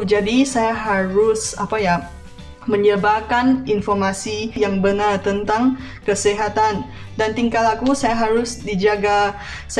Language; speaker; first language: Indonesian; non-native, fluent; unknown